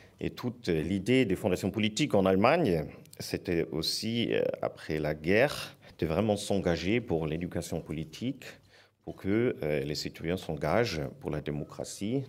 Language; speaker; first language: French; non-native, fluent; German